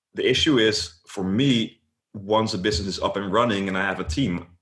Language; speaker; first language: English; non-native, fluent; Dutch